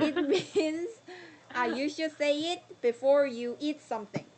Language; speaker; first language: English; non-native, learner; Korean